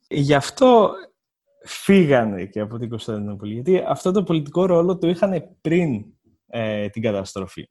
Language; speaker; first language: Greek; native; Greek